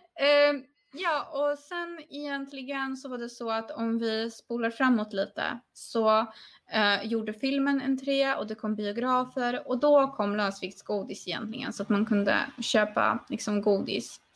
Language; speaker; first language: Swedish; non-native, fluent; Polish